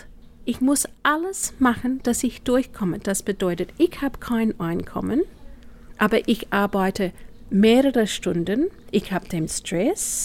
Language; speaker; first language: German; non-native, fluent; English